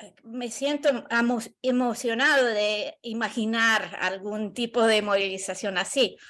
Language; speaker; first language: Spanish; non-native, learner; English